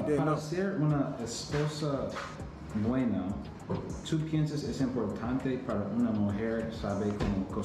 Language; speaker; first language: Spanish; non-native, learner; English